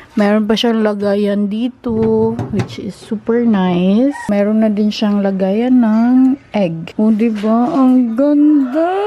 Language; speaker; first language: Filipino; non-native, local second language; Cebuano